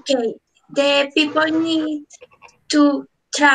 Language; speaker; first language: English; non-native, learner; Spanish